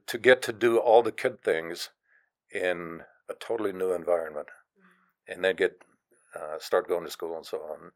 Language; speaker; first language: English; non-native, fluent; German